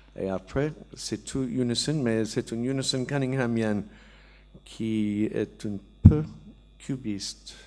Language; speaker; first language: French; non-native, learner; English